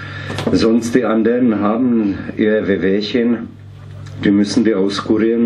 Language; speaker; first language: German; non-native, fluent; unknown